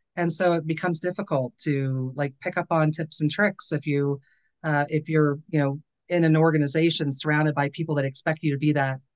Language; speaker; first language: English; native; English